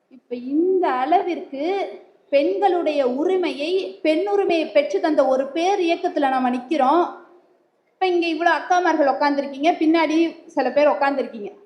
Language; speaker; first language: Tamil; native; Tamil